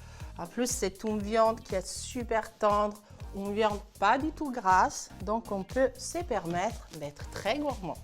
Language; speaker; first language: French; non-native, fluent; Italian